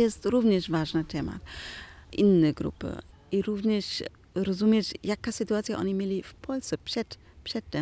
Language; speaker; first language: Polish; non-native, learner; German